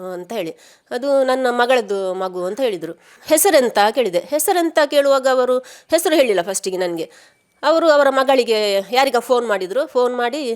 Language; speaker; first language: Kannada; native; Kannada